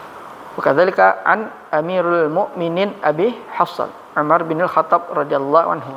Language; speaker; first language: Arabic; non-native, fluent; Indonesian